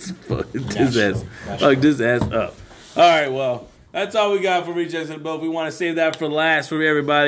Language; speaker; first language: English; native; English